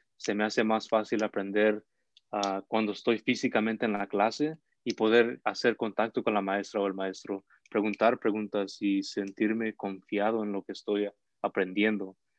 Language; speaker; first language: Spanish; early bilingual, heritage; Spanish